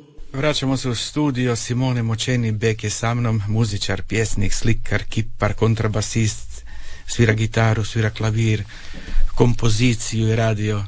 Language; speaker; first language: Serbian; native; Serbian